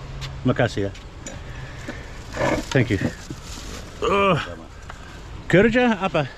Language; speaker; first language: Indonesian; non-native, learner; English